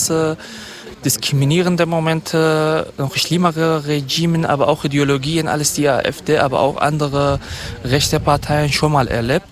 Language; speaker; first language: German; non-native, fluent; Kurdish